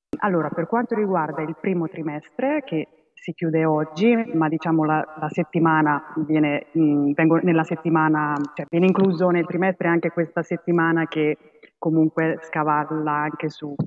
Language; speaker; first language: Italian; native; Italian